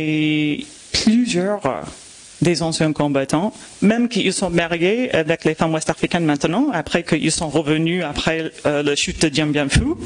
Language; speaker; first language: French; non-native, fluent; English